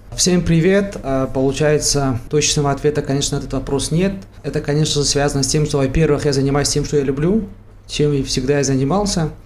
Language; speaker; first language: Russian; non-native, local second language; Tajik